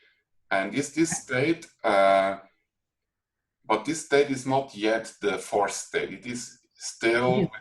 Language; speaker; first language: English; non-native, fluent; German